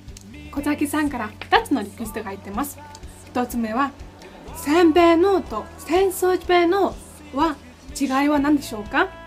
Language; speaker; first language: Japanese; non-native, fluent; Mongolian